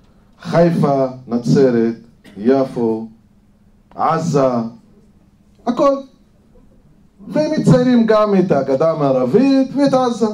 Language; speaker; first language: Hebrew; non-native, fluent; Arabic